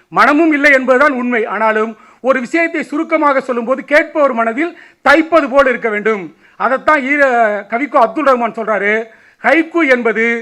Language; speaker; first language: Tamil; native; Tamil